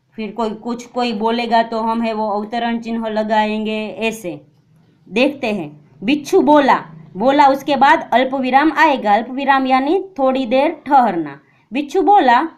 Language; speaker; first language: Hindi; non-native, local second language; Gujarati